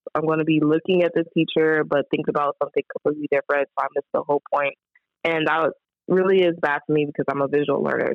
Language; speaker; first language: English; native; English